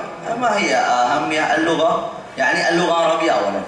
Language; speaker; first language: Arabic; non-native, fluent; Indonesian